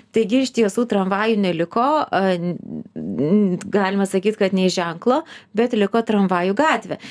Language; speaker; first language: Lithuanian; native; Lithuanian